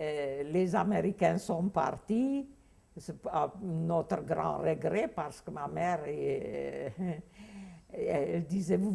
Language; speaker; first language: French; non-native, fluent; Hungarian